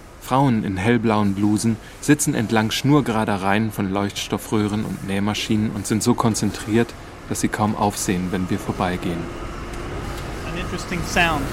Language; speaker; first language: German; native; German